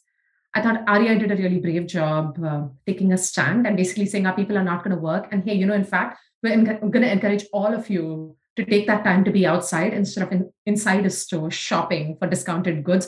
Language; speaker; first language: English; non-native, local second language; Tamil